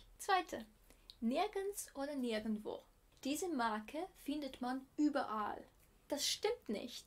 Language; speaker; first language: German; non-native, fluent; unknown